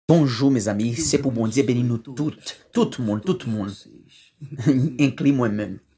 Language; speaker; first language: Haitian Creole; non-native, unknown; Portuguese